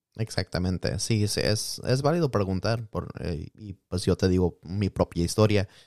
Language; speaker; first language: Spanish; early bilingual, heritage; Spanish